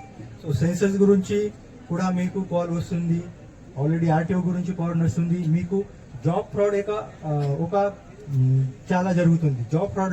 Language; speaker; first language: Telugu; non-native, learner; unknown